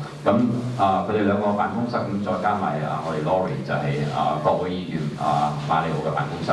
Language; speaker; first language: Cantonese; native; Cantonese